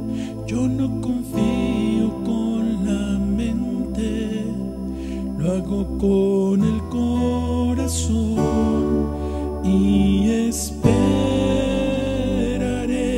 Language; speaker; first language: Spanish; native; Spanish